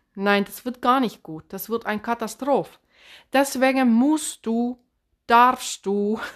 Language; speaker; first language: German; non-native, fluent; Finnish